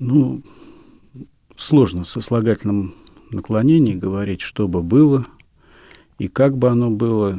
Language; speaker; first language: Russian; native; Russian